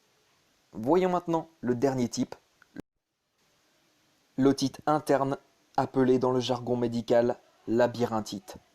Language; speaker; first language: French; native; French